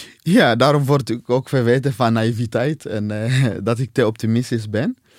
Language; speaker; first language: Dutch; non-native, fluent; Swahili